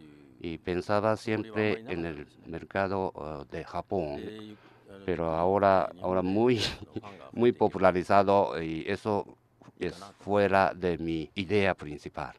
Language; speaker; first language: Spanish; non-native, learner; Japanese